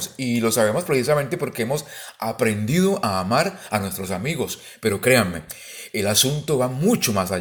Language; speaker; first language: Spanish; native; Spanish